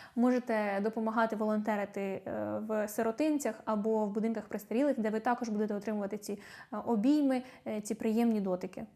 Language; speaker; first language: Ukrainian; native; Ukrainian